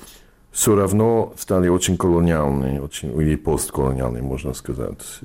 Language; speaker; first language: Russian; non-native, fluent; English